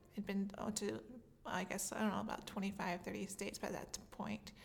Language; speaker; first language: English; native; English